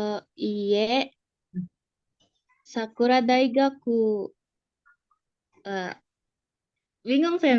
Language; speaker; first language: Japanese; non-native, learner; Indonesian